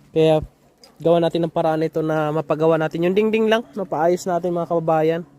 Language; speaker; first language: Filipino; non-native, local second language; Hiligaynon